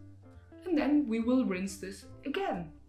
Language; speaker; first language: English; non-native, fluent; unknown